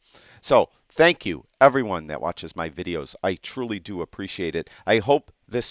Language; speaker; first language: English; native; English